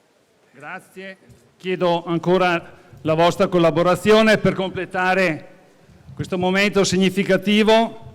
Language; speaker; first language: Italian; native; Italian